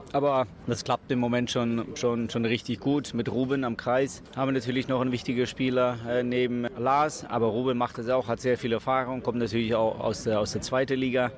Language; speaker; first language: German; native; German